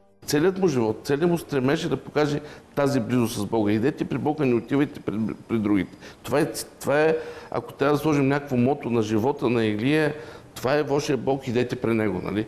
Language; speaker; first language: Bulgarian; native; Bulgarian